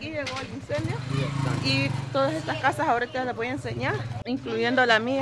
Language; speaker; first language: Spanish; native; Spanish